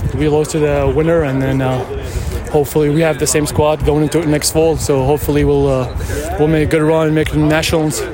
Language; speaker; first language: English; non-native, fluent; Arabic